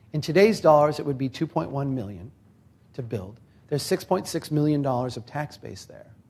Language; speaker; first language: English; native; English